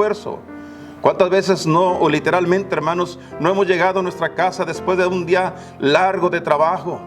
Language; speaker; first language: Spanish; native; Spanish